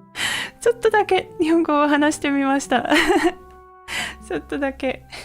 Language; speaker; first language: Japanese; non-native, learner; English